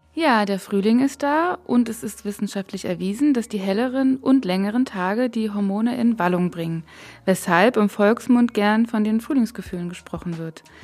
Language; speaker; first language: German; native; German